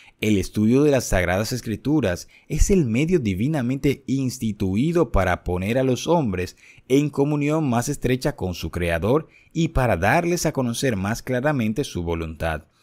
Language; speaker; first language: Spanish; native; Spanish